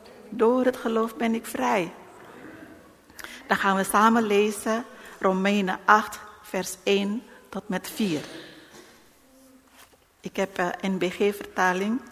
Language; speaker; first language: Dutch; non-native, learner; Indonesian